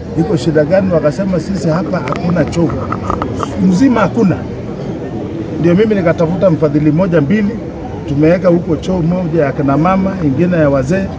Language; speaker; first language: Swahili; non-native, local second language; Luyia